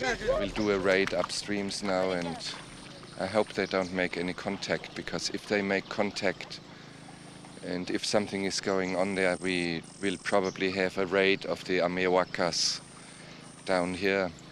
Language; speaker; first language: English; non-native, fluent; German